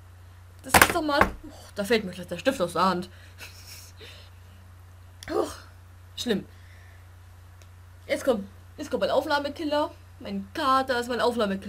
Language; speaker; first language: German; native; German